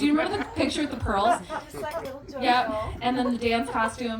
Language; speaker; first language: English; native; English